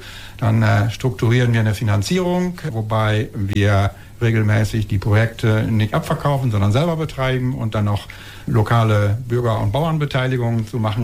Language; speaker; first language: German; native; German